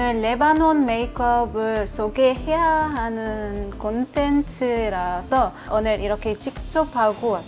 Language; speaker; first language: Korean; non-native, learner; Arabic